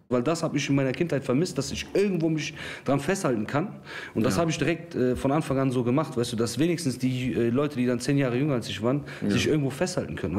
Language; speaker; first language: German; early bilingual, other home language; Kurdish